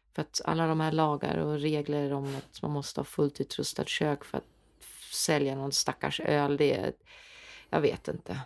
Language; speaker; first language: Swedish; non-native, fluent; German